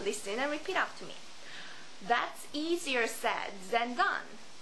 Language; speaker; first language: English; non-native, fluent; Korean